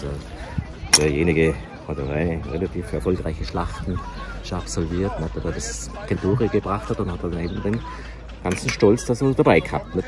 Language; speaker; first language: German; native; German